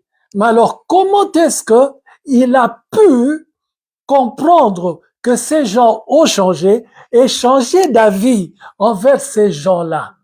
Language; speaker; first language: French; non-native, local second language; Lingala